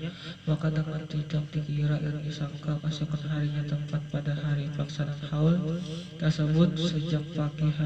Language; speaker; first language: Indonesian; native; Indonesian